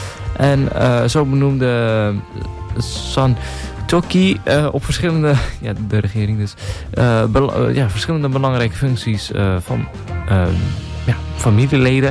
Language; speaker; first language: Dutch; native; Dutch